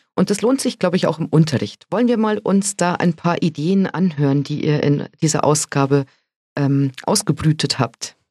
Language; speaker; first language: German; native; German